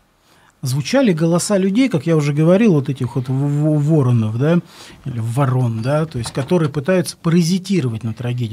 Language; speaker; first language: Russian; native; Russian